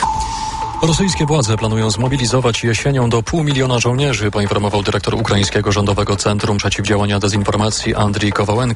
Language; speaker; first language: Polish; native; Polish